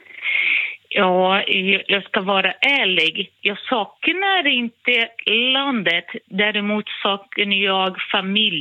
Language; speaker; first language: Swedish; non-native, fluent; Portuguese